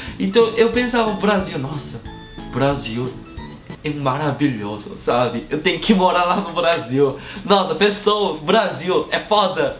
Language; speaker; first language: Portuguese; non-native, fluent; Korean